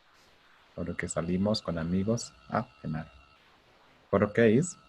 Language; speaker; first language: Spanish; non-native, fluent; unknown